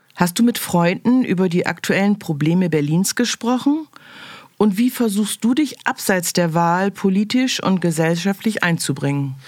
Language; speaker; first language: German; native; German